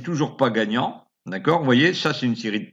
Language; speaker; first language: French; native; French